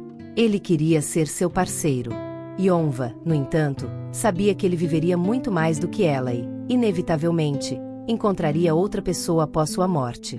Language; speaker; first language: Portuguese; native; Portuguese